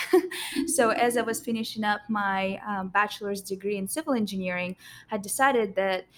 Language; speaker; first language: English; non-native, fluent; Russian